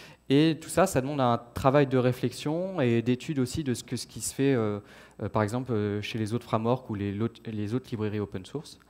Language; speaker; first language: French; native; French